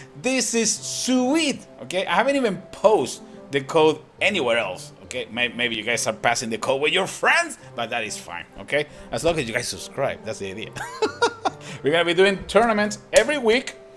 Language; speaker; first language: English; non-native, fluent; Spanish